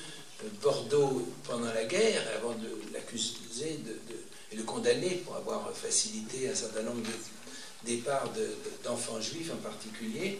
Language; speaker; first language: French; native; French